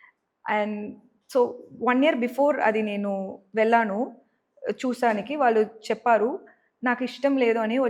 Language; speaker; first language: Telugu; non-native, learner; Tamil